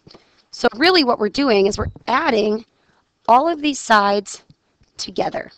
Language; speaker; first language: English; native; English